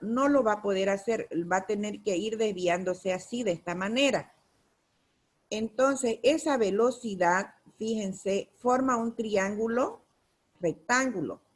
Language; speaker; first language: Spanish; native; Spanish